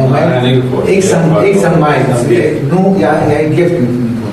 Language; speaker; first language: Danish; non-native, learner; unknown